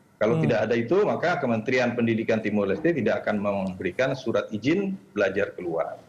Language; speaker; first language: Indonesian; native; Indonesian